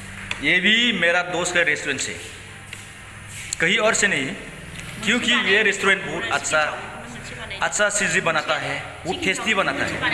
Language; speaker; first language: Hindi; non-native, local second language; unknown